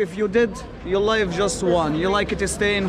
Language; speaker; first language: English; non-native, learner; Arabic